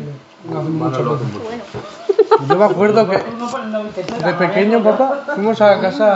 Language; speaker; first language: Spanish; native; Spanish